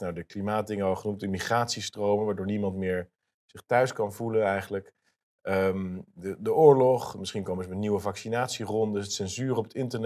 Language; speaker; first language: Dutch; native; Dutch